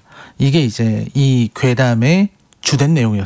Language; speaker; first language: Korean; native; Korean